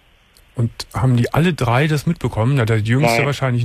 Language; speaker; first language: German; native; German